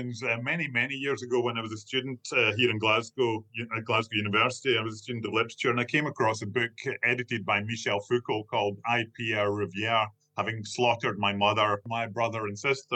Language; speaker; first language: English; native; English